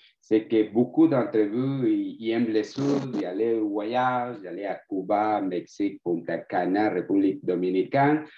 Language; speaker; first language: French; non-native, fluent; Spanish